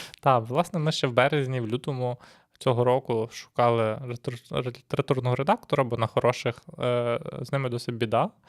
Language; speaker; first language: Ukrainian; native; Ukrainian